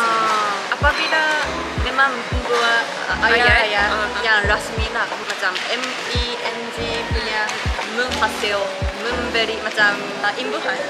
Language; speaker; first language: Indonesian; non-native, fluent; Japanese